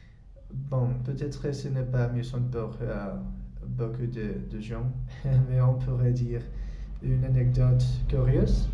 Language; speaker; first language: French; non-native, learner; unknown